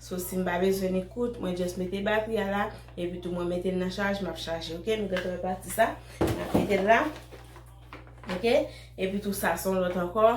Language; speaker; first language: French; non-native, learner; Haitian Creole